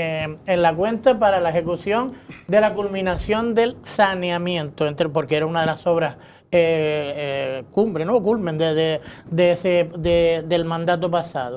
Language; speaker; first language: Spanish; native; Spanish